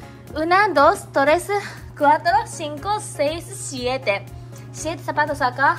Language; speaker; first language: Spanish; non-native, learner; Japanese